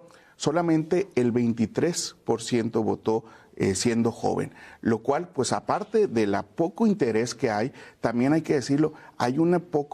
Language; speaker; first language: Spanish; native; Spanish